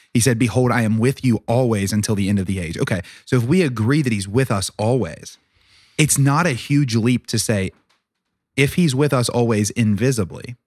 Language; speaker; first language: English; native; English